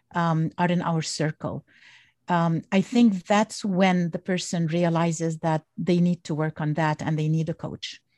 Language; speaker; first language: English; non-native, fluent; Arabic